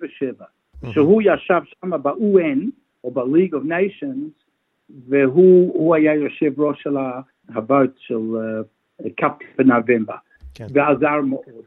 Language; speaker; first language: Hebrew; non-native, fluent; English